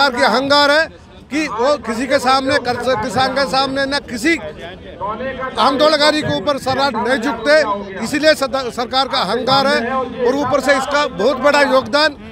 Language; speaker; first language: Hindi; non-native, local second language; Malayalam